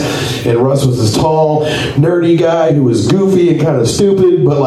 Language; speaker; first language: English; native; English